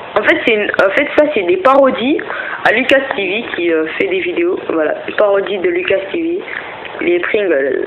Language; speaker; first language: French; native; French